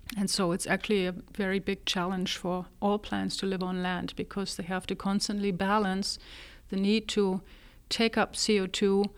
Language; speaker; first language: English; non-native, fluent; German